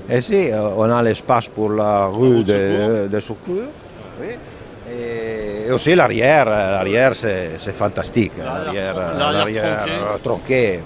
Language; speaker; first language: French; non-native, fluent; Italian